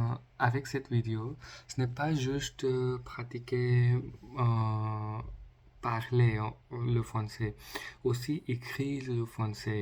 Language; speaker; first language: French; non-native, learner; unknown